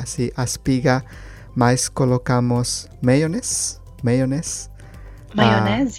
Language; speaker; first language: Portuguese; non-native, learner; Spanish